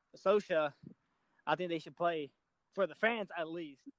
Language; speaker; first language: English; native; English